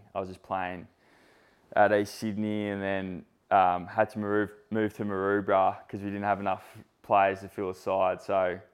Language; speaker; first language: English; native; English